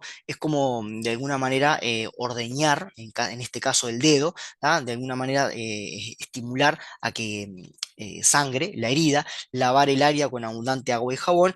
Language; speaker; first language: Spanish; native; Spanish